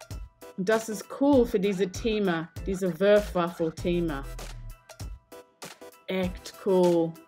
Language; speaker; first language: German; non-native, fluent; English